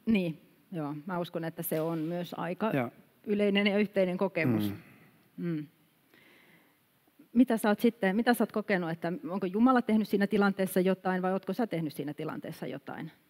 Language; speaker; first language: Finnish; native; Finnish